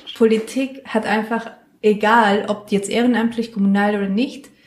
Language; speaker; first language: German; non-native, fluent; Spanish